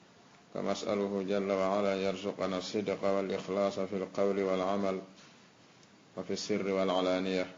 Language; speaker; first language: Arabic; non-native, fluent; Fula